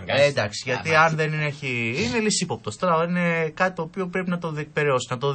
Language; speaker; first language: Greek; native; Greek